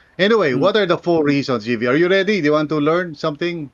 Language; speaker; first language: English; non-native, local second language; Filipino